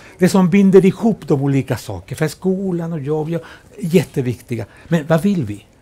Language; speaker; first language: Swedish; non-native, fluent; Spanish